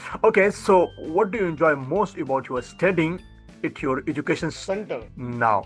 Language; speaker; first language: English; non-native, fluent; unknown